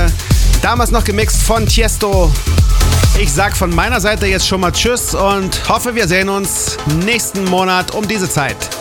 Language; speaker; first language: German; native; German